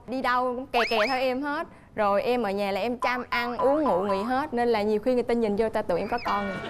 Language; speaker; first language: Vietnamese; native; Vietnamese